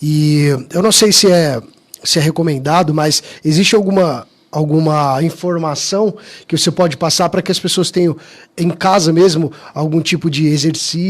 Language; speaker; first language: Portuguese; native; Portuguese